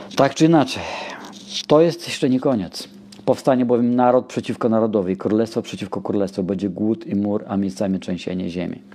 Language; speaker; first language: Polish; non-native, fluent; Russian